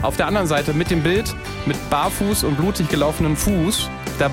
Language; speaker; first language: German; native; German